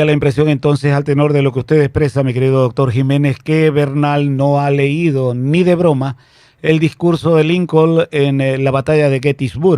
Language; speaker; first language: Spanish; native; Spanish